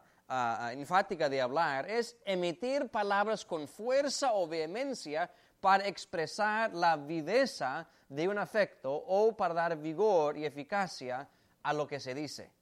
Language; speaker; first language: Spanish; native; Spanish